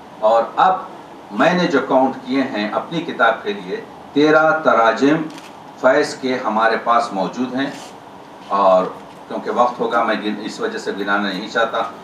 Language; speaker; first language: Urdu; native; Urdu